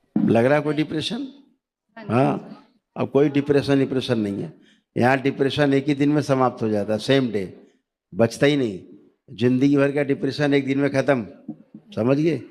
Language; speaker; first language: Hindi; native; Hindi